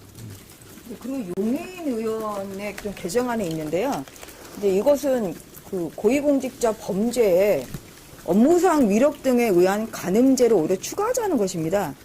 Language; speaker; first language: Korean; native; Korean